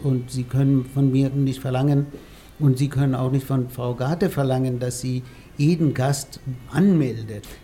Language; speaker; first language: German; non-native, fluent; Arabic